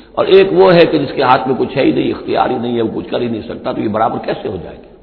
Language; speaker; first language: Urdu; native; Urdu